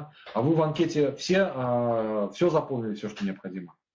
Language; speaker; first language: Russian; native; Russian